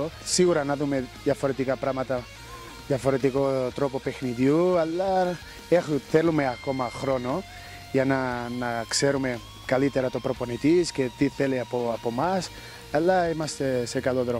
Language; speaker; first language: Greek; non-native, fluent; Portuguese